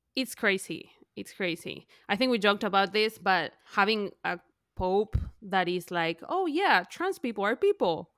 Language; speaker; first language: English; non-native, fluent; Spanish